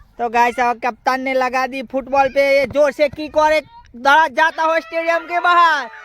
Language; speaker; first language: Hindi; non-native, local second language; Gujarati